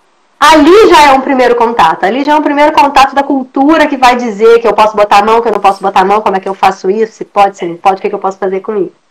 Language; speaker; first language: Portuguese; native; Portuguese